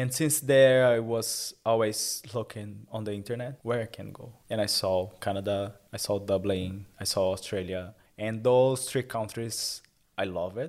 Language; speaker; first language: English; non-native, learner; Portuguese